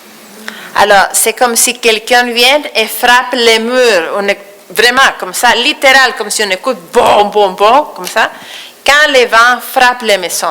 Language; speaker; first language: French; non-native, fluent; Spanish